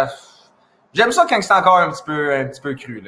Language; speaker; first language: French; native; French